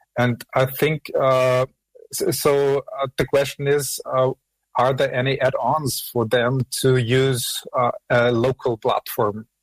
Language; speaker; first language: English; non-native, fluent; German